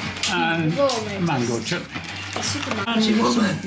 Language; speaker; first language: English; native; English